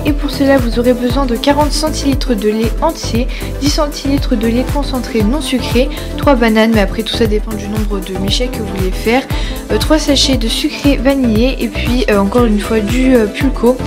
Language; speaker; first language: French; native; French